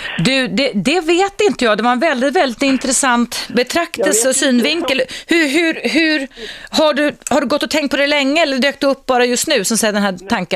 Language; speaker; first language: Swedish; native; Swedish